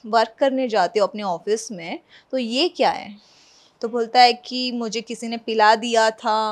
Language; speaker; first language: Hindi; non-native, local second language; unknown